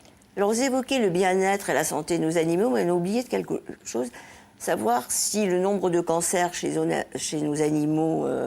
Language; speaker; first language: French; native; French